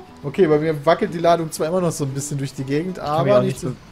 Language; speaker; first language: German; native; German